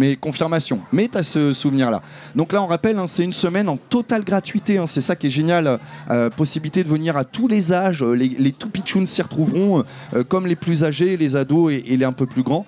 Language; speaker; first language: French; native; French